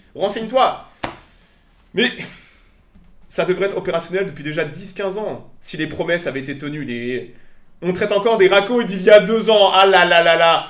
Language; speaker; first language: French; native; French